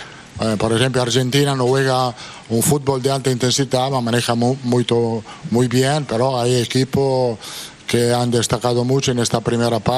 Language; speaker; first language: Portuguese; non-native, fluent; Italian